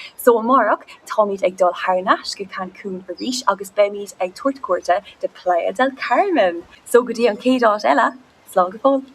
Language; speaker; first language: Irish; non-native, local second language; English